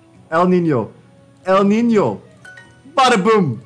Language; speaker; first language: Spanish; non-native, learner; English